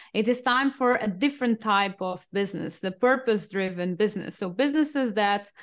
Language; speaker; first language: English; non-native, fluent; Portuguese